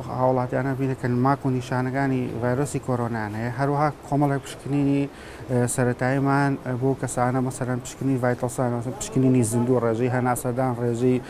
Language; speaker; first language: Central Kurdish; native; Central Kurdish